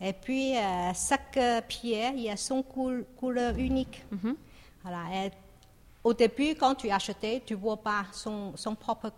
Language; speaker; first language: French; non-native, learner; Chinese